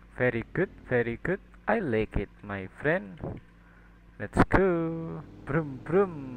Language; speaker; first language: English; non-native, learner; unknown